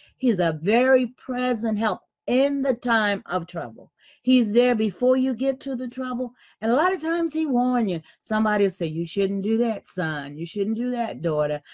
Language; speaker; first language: English; native; English